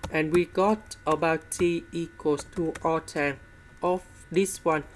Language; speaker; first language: English; non-native, fluent; Vietnamese